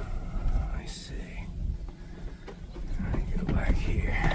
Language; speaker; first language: English; native; English